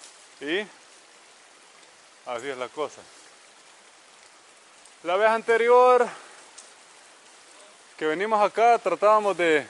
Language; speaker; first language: Spanish; native; Spanish